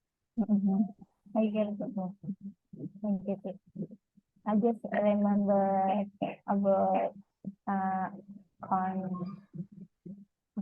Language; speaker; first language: English; non-native, learner; Indonesian